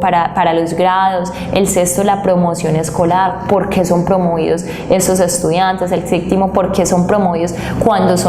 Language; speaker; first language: Spanish; native; Spanish